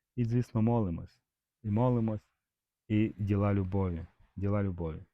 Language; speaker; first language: Ukrainian; native; Ukrainian